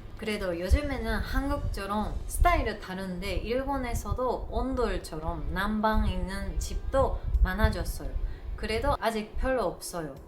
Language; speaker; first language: Korean; non-native, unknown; Japanese